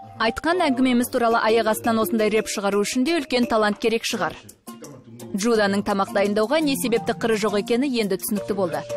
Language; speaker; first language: Kazakh; non-native, local second language; Russian